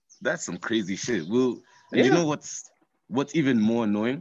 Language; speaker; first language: English; non-native, local second language; Swahili